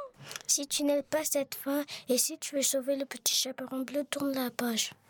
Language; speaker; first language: French; native; French